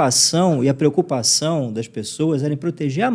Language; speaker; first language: Portuguese; native; Portuguese